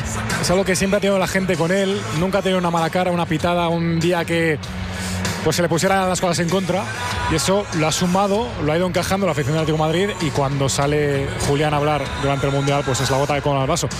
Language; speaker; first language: Spanish; native; Spanish